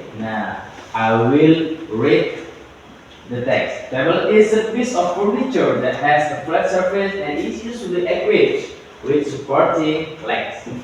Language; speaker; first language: English; non-native, learner; Indonesian